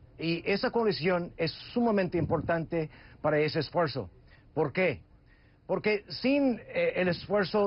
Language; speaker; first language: Spanish; non-native, fluent; English